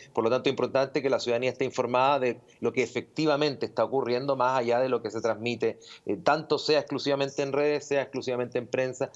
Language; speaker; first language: Spanish; native; Spanish